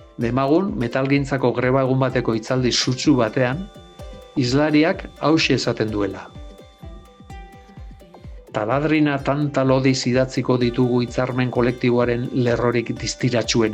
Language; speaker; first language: Basque; native; Basque